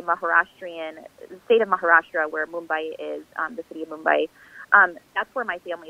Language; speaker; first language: English; native; English